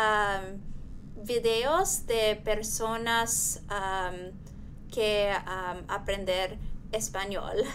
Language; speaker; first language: Spanish; non-native, learner; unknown